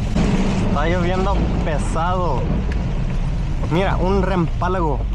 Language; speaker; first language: Spanish; early bilingual, heritage; Spanish